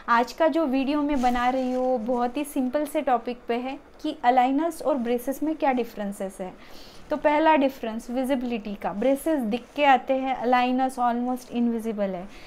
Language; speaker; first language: Hindi; non-native, local second language; Marathi